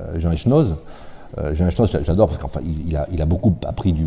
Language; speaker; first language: French; native; French